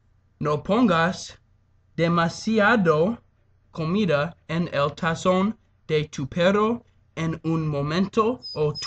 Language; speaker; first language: Spanish; non-native, learner; English